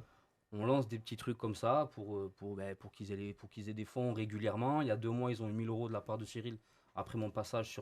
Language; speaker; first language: French; native; French